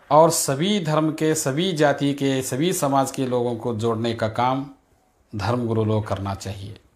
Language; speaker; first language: Hindi; non-native, local second language; Kannada